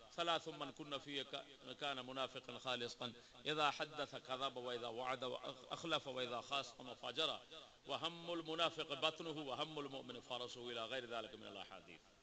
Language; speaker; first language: Urdu; non-native, local second language; Punjabi